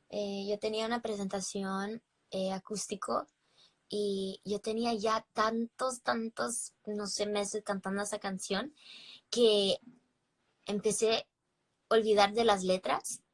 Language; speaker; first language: Spanish; early bilingual, heritage; English